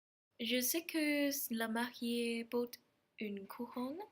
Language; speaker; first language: French; non-native, learner; Chinese